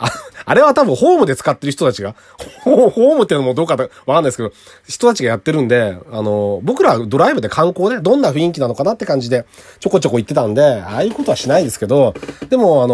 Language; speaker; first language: Japanese; native; Japanese